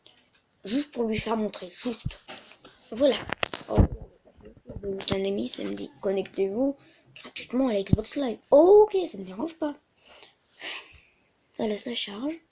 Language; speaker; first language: French; native; French